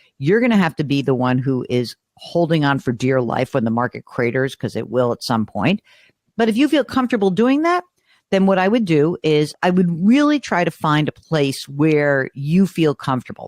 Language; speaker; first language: English; native; English